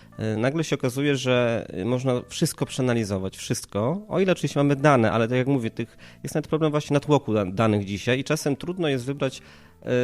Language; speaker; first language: Polish; native; Polish